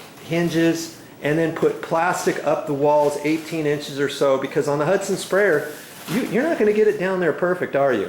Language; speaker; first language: English; native; English